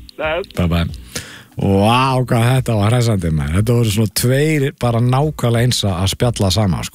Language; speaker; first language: Icelandic; native; Icelandic